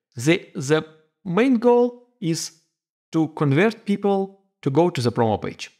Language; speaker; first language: English; non-native, fluent; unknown